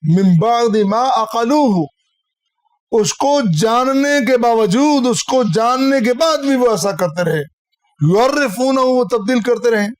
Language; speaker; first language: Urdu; non-native, local second language; Punjabi